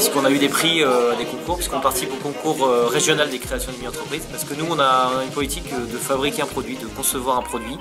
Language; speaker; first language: French; native; French